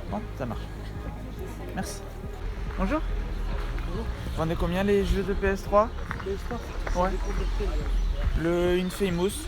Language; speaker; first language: French; native; French